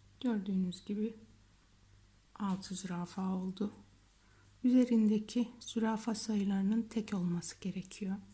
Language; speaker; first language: Turkish; native; Turkish